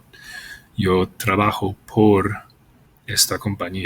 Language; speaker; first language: Spanish; non-native, fluent; English